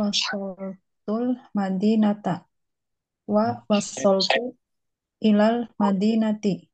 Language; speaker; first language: Arabic; non-native, learner; Indonesian